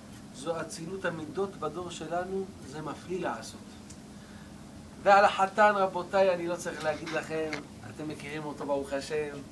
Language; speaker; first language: Hebrew; native; Hebrew